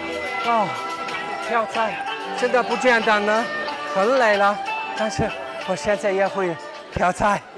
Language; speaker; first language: Chinese; non-native, fluent; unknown